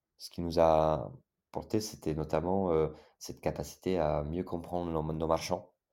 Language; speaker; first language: French; non-native, fluent; Italian